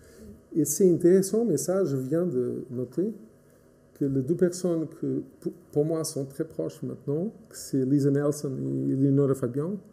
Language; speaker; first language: French; non-native, fluent; Portuguese